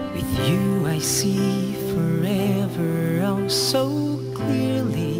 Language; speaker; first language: English; non-native, learner; Indonesian